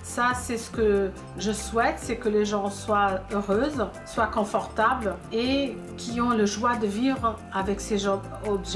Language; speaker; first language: French; non-native, fluent; Portuguese